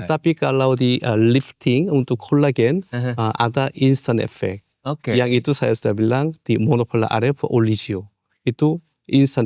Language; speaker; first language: Indonesian; non-native, learner; Korean